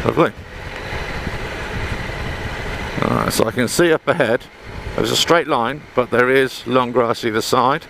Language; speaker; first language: English; native; English